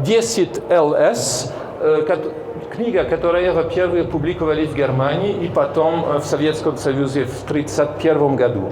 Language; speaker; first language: Russian; non-native, fluent; French